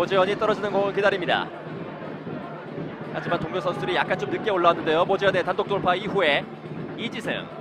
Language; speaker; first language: Korean; native; Korean